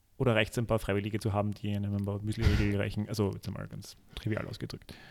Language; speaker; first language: German; native; German